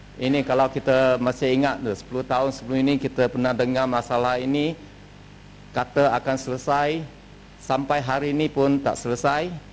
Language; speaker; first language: Malay; non-native, local second language; Chinese